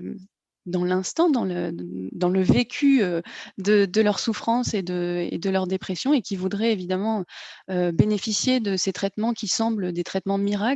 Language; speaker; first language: French; native; French